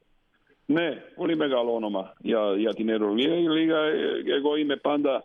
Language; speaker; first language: Greek; non-native, fluent; Slovenian